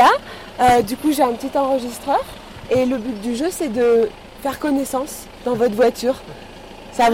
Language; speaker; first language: French; native; French